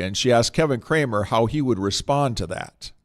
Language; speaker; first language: English; native; English